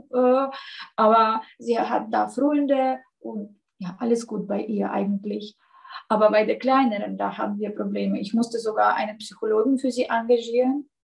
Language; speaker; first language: German; non-native, fluent; Russian